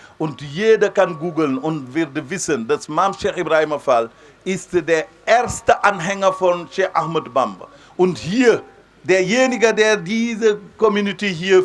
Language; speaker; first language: German; non-native, fluent; Wolof